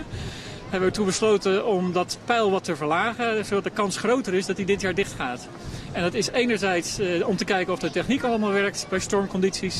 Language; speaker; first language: Dutch; native; Dutch